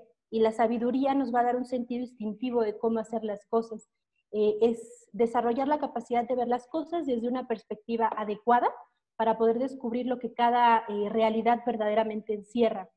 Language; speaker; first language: Spanish; native; Spanish